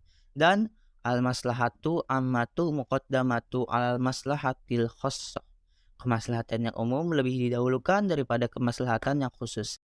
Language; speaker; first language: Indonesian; native; Indonesian